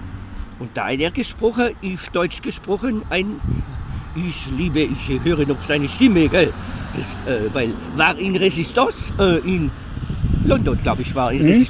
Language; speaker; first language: German; non-native, learner; Italian